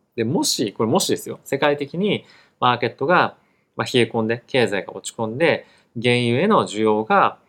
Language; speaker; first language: Japanese; native; Japanese